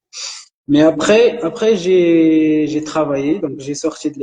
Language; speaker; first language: French; non-native, local second language; Arabic